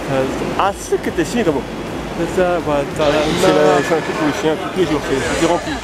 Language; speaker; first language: French; native; French